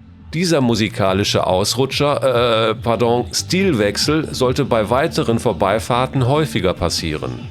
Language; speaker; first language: German; native; German